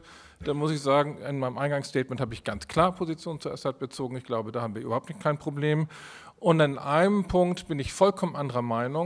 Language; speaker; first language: German; native; German